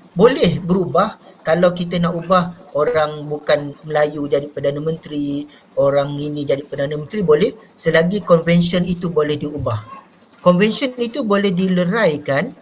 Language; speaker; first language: Malay; native; Malay